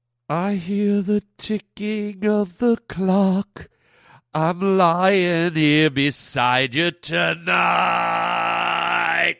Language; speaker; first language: English; native; English